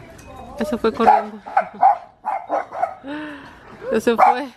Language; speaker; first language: Spanish; native; Spanish